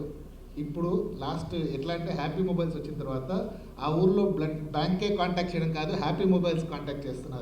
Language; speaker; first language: Telugu; native; Telugu